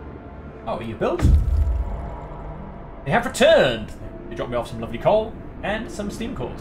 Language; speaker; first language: English; native; English